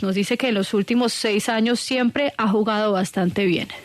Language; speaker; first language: Spanish; native; Spanish